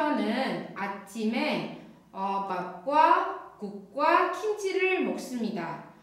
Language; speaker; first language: Korean; non-native, fluent; Indonesian